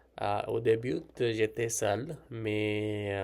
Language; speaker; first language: French; non-native, learner; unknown